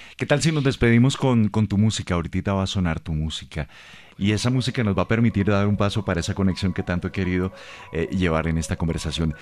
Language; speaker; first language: Spanish; native; Spanish